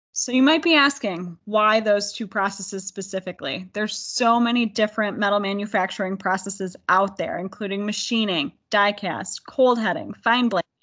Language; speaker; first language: English; native; English